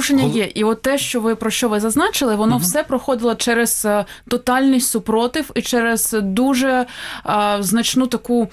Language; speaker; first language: Ukrainian; native; Ukrainian